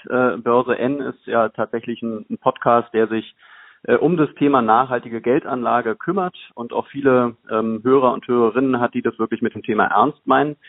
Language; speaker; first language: German; native; German